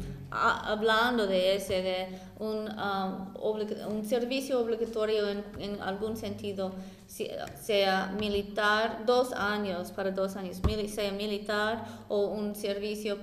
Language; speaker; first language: Spanish; non-native, fluent; English